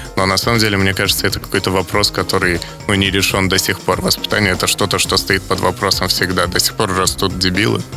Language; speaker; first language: Russian; early bilingual, other home language; Azerbaijani